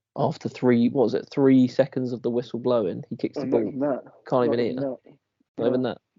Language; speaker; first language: English; native; English